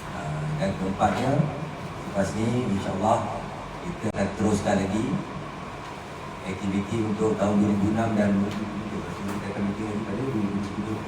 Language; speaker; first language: Malay; native; Malay